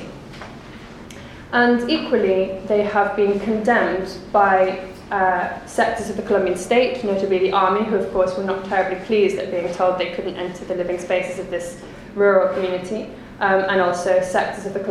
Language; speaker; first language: English; native; English